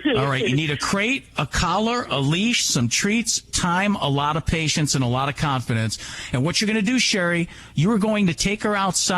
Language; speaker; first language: English; native; English